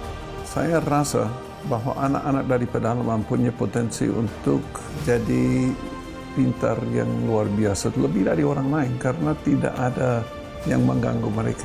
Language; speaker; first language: Indonesian; non-native, fluent; English